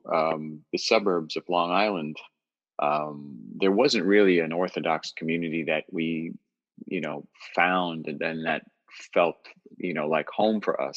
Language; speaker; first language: English; native; English